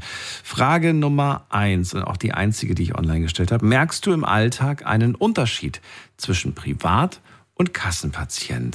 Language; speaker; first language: German; native; German